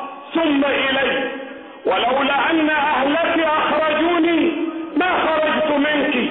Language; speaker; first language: Arabic; native; Arabic